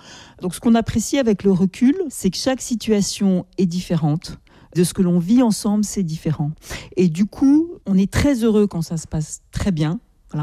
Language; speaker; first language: French; native; French